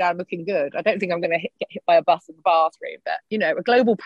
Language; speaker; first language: English; native; English